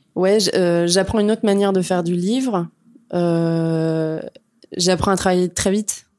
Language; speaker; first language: French; native; French